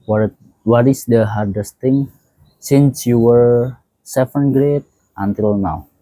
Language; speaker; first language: English; non-native, fluent; Indonesian